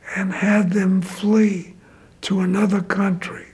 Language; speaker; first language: English; native; English